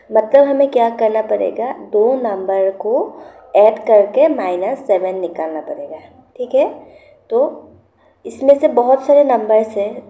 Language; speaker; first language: Hindi; non-native, local second language; Assamese